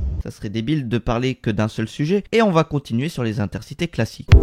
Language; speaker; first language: French; native; French